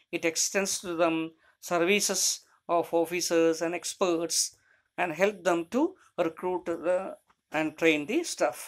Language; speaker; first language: English; non-native, local second language; Malayalam